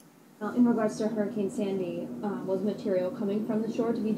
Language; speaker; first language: English; native; English